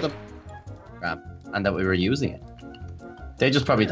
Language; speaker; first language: English; native; English